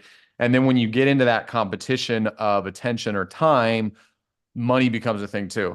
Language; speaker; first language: English; native; English